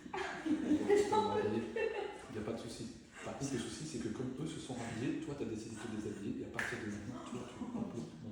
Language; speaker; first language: French; native; French